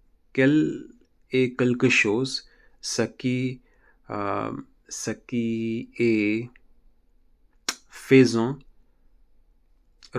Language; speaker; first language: French; non-native, learner; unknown